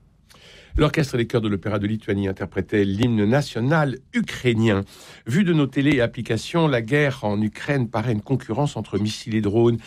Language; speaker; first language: French; native; French